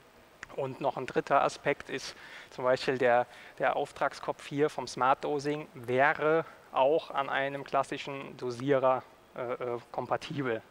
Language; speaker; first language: German; native; German